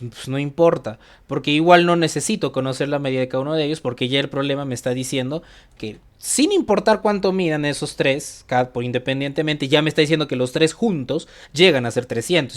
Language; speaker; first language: Spanish; native; Spanish